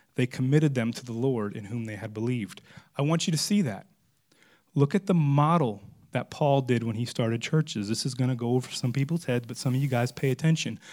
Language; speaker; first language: English; native; English